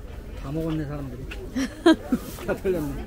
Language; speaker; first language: Korean; native; Korean